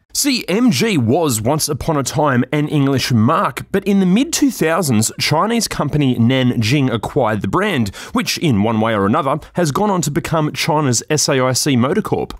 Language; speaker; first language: English; native; English